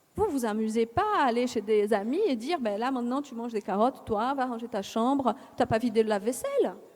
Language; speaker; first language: French; non-native, fluent; Portuguese